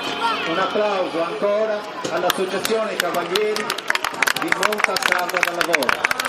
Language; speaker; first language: Italian; native; Italian